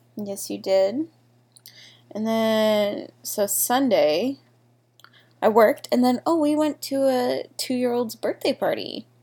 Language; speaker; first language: English; native; English